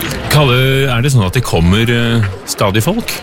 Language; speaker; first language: Norwegian; native; Norwegian